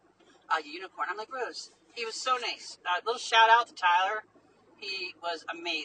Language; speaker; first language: English; native; English